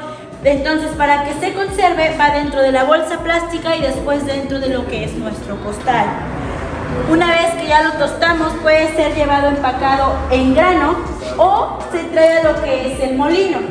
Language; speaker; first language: Spanish; native; Spanish